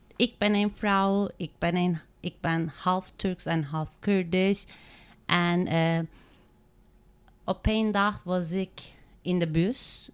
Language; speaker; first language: Dutch; non-native, learner; Turkish